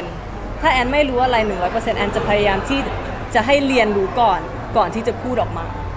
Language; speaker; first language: Thai; early bilingual, heritage; Thai